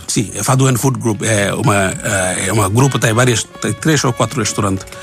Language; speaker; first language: Portuguese; non-native, learner; Bangla